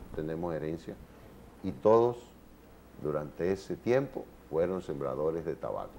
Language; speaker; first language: Spanish; native; Spanish